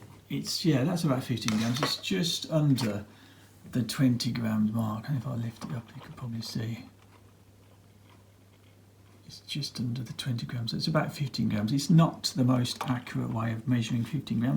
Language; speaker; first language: English; native; English